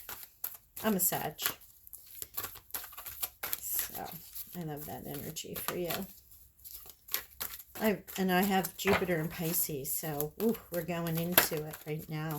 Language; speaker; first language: English; native; English